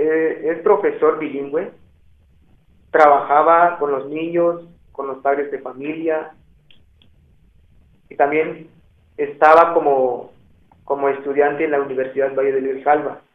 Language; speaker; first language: Spanish; non-native, local second language; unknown